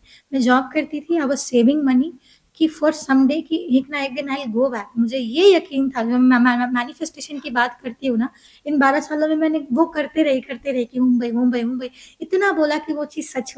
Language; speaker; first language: Hindi; native; Hindi